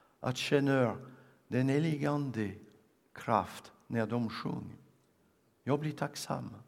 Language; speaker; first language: Swedish; non-native, fluent; French